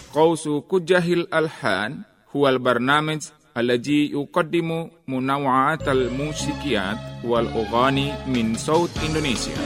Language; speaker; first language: Arabic; non-native, fluent; Indonesian